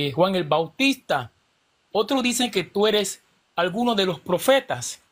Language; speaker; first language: Spanish; native; Spanish